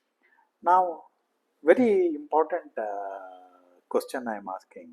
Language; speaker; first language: English; non-native, local second language; Kannada